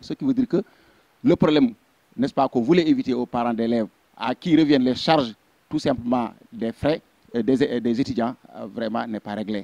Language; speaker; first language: French; non-native, local second language; Fula